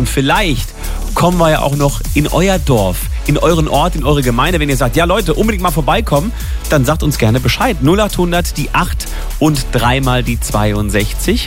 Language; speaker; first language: German; native; German